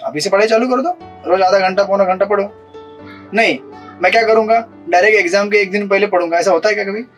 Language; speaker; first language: Hindi; non-native, local second language; Marathi